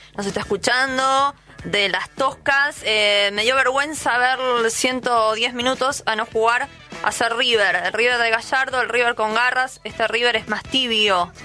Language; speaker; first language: Spanish; native; Spanish